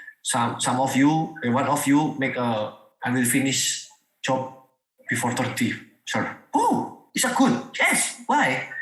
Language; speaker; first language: English; non-native, learner; Indonesian